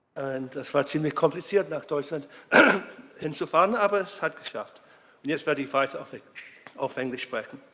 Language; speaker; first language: German; non-native, learner; English